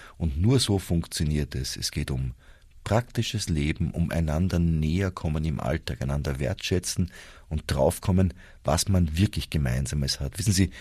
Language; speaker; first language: German; native; German